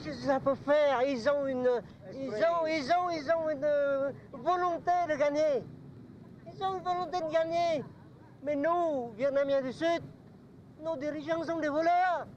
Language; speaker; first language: French; non-native, local second language; Vietnamese